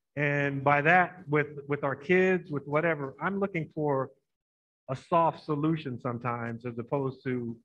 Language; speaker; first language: English; native; English